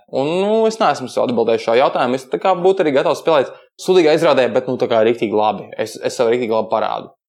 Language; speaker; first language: Latvian; native; Latvian